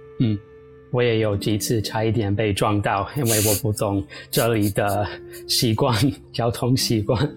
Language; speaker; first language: Chinese; non-native, fluent; English